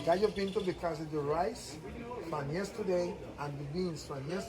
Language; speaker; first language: English; non-native, local second language; Spanish